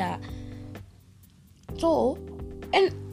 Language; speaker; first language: English; non-native, local second language; Swahili